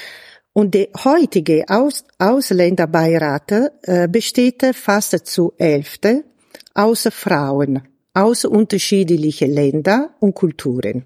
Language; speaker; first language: German; non-native, fluent; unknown